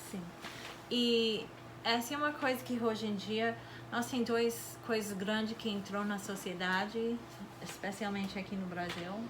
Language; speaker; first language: Portuguese; non-native, fluent; English